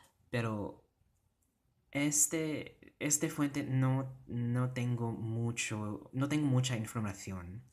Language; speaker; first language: Spanish; non-native, learner; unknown